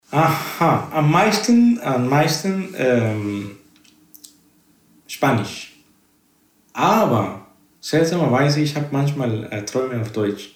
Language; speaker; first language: German; non-native, fluent; Spanish